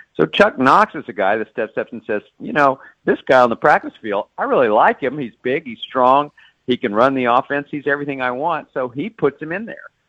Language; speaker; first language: English; native; English